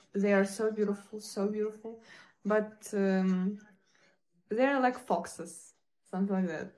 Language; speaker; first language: English; non-native, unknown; Ukrainian